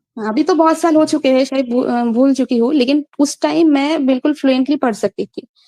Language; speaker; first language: Hindi; non-native, local second language; Bangla